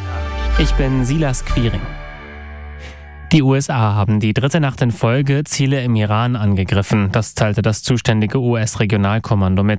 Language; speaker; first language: German; native; German